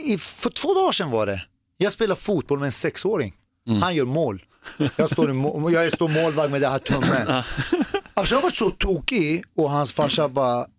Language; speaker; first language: Swedish; early bilingual, other home language; Persian